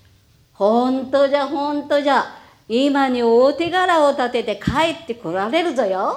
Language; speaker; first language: Japanese; native; Japanese